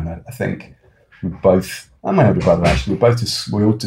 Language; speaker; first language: English; native; English